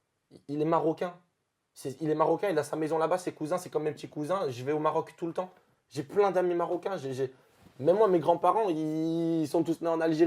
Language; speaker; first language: French; native; French